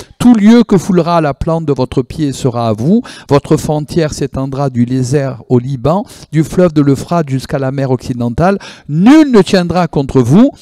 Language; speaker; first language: French; native; French